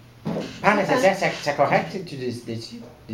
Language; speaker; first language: French; non-native, learner; Portuguese